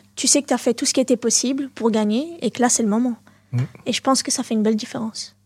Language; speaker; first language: French; native; French